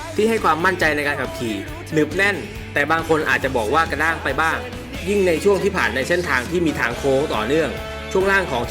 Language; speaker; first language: Thai; native; Thai